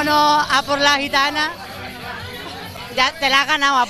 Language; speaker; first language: Spanish; native; Spanish